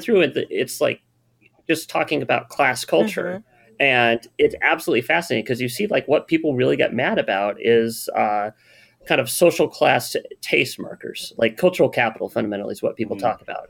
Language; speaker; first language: English; native; English